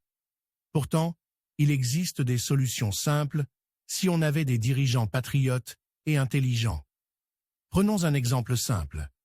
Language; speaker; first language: French; non-native, local second language; Haitian Creole